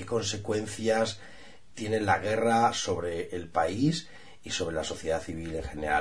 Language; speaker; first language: Spanish; native; Spanish